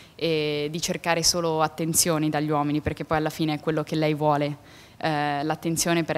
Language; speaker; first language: Italian; native; Italian